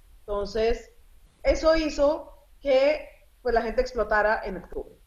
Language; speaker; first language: Spanish; early bilingual, other home language; Arabic